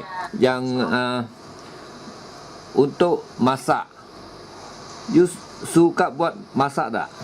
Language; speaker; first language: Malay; non-native, local second language; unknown